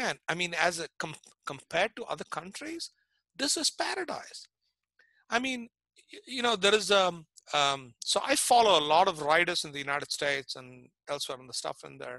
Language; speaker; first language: English; non-native, local second language; Tamil